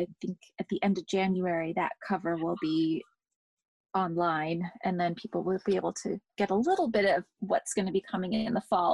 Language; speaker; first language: English; native; English